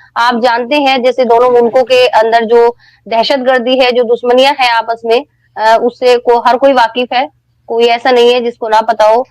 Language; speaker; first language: Hindi; native; Hindi